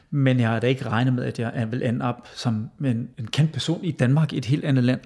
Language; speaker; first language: Danish; non-native, fluent; German